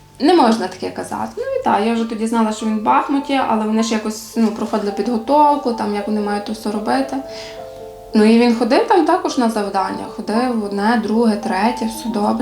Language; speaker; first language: Ukrainian; native; Ukrainian